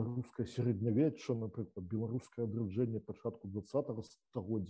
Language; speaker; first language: Polish; non-native, learner; Belarusian